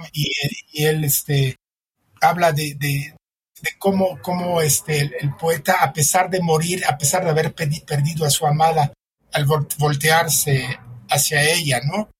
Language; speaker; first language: Spanish; non-native, fluent; French